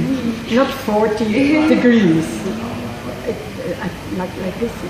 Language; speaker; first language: English; non-native, fluent; French